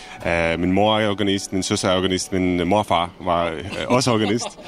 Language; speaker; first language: Danish; non-native, fluent; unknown